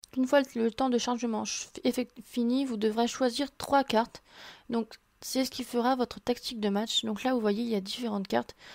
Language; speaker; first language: French; native; French